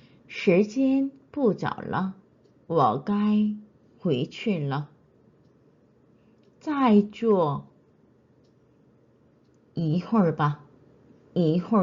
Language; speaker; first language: Chinese; non-native, fluent; Korean